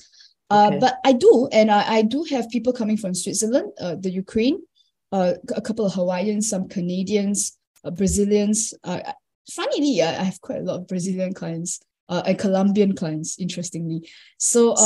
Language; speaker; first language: English; native; English